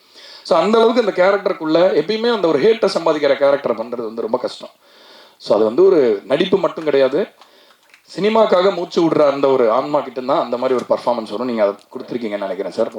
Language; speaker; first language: Tamil; native; Tamil